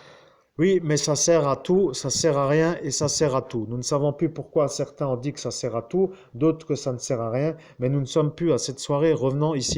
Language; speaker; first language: French; native; French